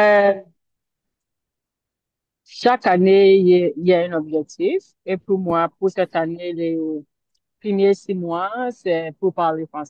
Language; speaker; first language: French; non-native, learner; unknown